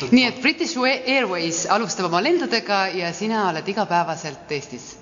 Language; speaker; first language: Estonian; native; Estonian